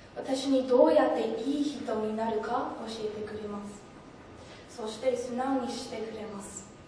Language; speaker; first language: Japanese; non-native, learner; English